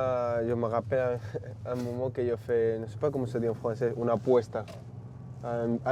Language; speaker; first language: French; non-native, learner; Spanish